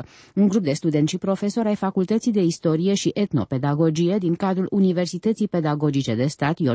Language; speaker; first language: Romanian; native; Romanian